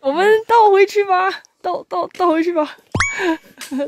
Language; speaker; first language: Chinese; native; Chinese